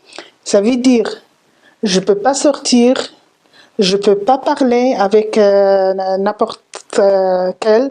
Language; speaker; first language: French; non-native, learner; Arabic